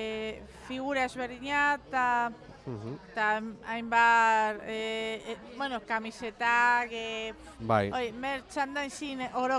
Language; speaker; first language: Basque; non-native, local second language; Spanish